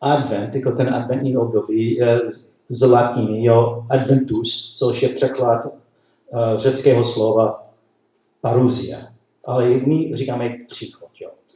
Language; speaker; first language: Czech; non-native, learner; English